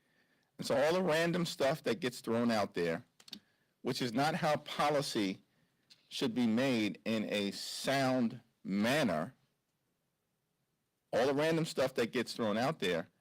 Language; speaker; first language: English; native; English